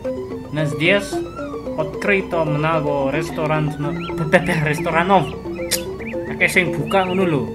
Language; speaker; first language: Russian; non-native, learner; Indonesian